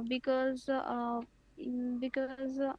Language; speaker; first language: English; non-native, learner; Bangla